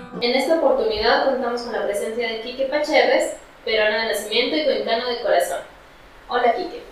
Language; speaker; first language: Spanish; native; Spanish